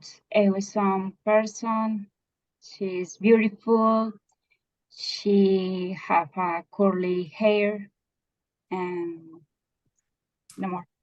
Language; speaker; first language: English; non-native, learner; Spanish